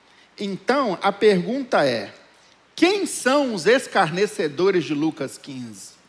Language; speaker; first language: Portuguese; native; Portuguese